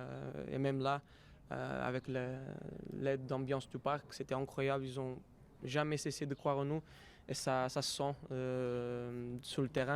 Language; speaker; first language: French; non-native, fluent; Portuguese